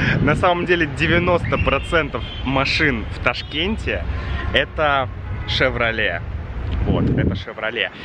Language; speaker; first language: Russian; native; Russian